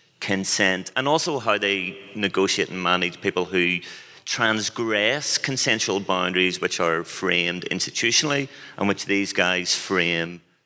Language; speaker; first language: English; native; English